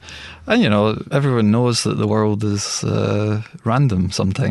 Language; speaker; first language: English; native; English